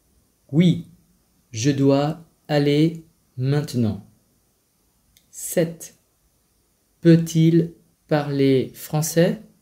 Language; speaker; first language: French; non-native, fluent; Vietnamese